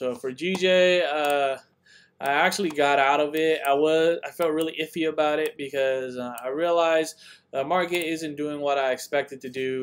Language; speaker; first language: English; native; English